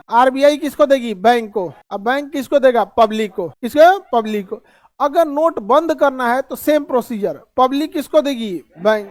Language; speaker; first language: Hindi; native; Hindi